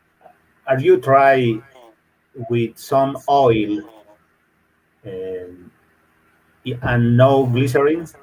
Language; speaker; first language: English; non-native, learner; Spanish